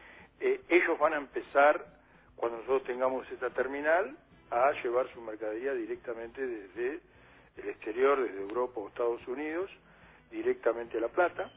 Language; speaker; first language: Spanish; native; Spanish